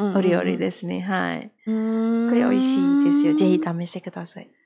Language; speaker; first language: Japanese; non-native, fluent; Indonesian